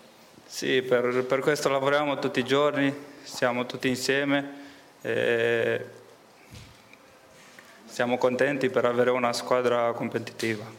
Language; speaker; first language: Italian; non-native, fluent; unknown